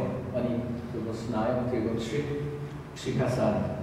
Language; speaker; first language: Polish; non-native, learner; German